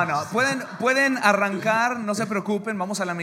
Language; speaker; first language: Spanish; early bilingual, heritage; English